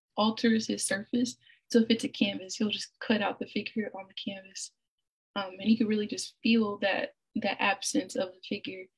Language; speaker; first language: English; native; English